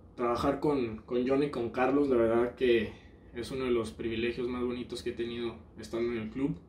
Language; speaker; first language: Spanish; native; Spanish